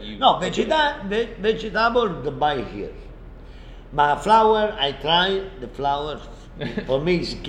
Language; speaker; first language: English; non-native, learner; Italian